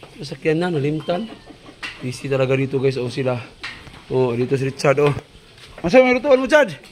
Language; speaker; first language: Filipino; non-native, local second language; Cebuano